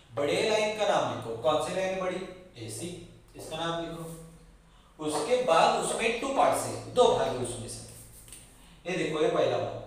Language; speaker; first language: Hindi; non-native, local second language; Marathi